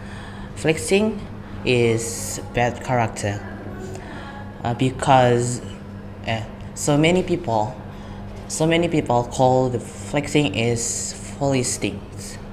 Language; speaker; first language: English; non-native, learner; Indonesian